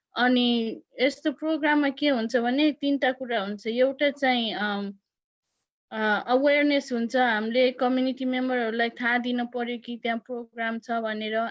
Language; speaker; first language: Nepali; native; Nepali